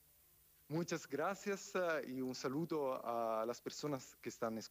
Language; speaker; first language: Spanish; non-native, fluent; Italian